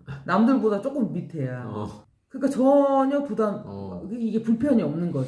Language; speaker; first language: Korean; native; Korean